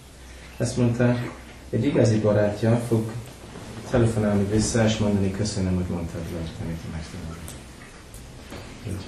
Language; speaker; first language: Hungarian; non-native, learner; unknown